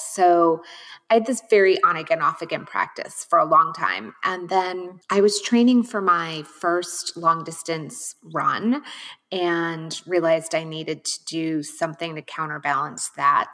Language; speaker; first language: English; native; English